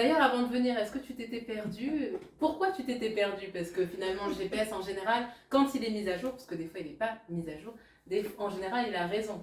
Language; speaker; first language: French; native; French